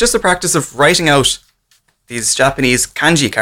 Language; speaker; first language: English; native; English